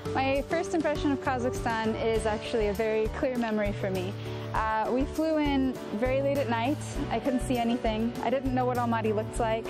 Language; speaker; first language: English; native; English